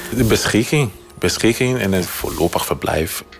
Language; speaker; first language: Dutch; non-native, fluent; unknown